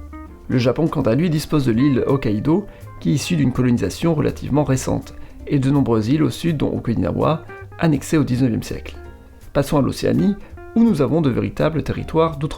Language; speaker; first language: French; native; French